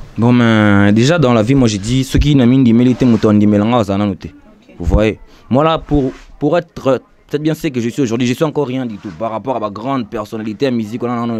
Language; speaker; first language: French; non-native, local second language; Lingala